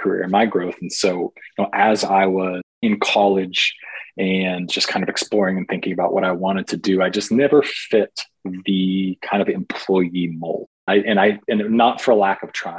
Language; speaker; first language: English; native; English